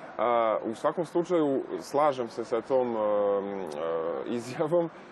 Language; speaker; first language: Serbian; native; Serbian